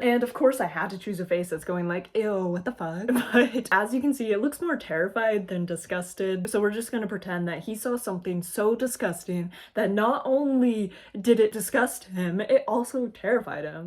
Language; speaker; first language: English; native; English